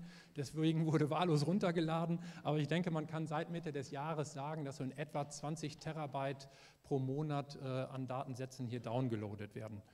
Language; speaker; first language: German; native; German